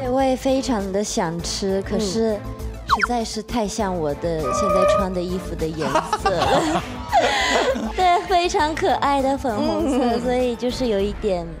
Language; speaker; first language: Chinese; non-native, fluent; Japanese